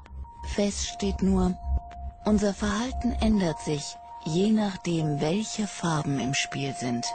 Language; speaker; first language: German; native; German